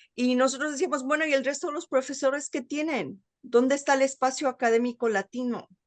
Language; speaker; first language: Spanish; early bilingual, heritage; Spanish